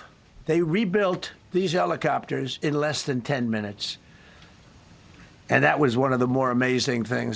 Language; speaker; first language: English; native; English